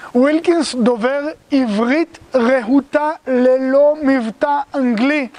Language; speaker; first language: Hebrew; native; Hebrew